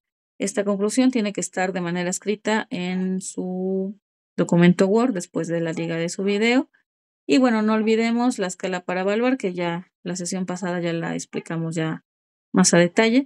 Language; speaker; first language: Spanish; native; Spanish